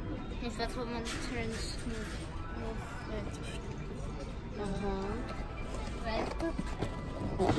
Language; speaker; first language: Russian; early bilingual, heritage; Russian